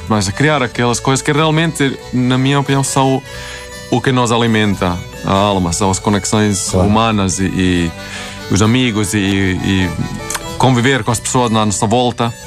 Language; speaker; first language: Portuguese; non-native, fluent; Swedish